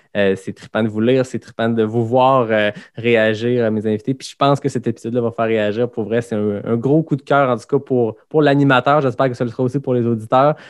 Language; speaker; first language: French; native; French